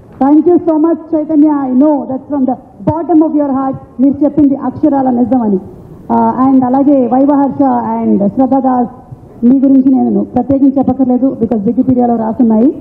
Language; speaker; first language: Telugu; native; Telugu